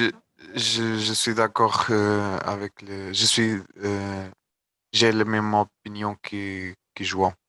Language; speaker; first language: French; non-native, learner; Portuguese